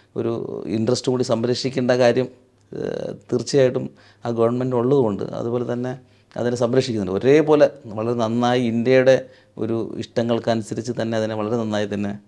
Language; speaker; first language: Malayalam; native; Malayalam